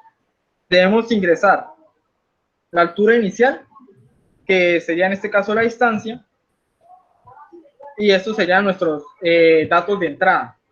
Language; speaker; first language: Spanish; native; Spanish